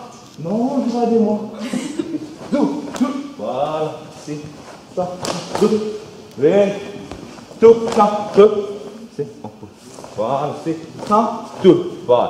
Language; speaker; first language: French; non-native, learner; Korean